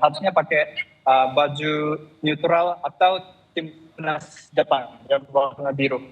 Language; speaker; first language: Indonesian; non-native, fluent; Japanese